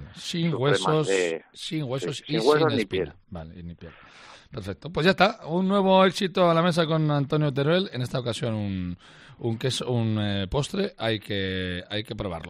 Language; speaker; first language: Spanish; native; Spanish